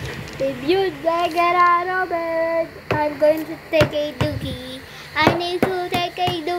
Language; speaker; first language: English; non-native, local second language; Filipino